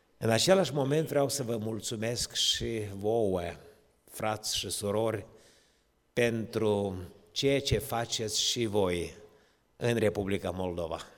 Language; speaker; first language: Romanian; non-native, local second language; Ukrainian